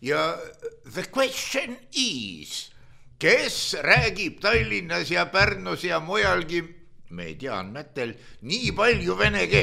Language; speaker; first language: Estonian; native; Estonian